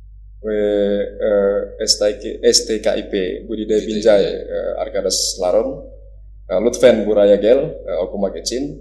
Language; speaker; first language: Turkish; non-native, learner; Indonesian